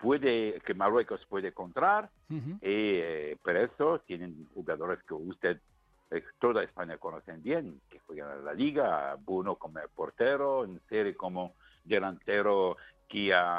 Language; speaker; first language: Spanish; non-native, fluent; Arabic